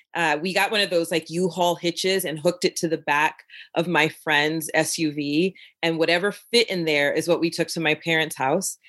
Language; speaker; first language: English; native; English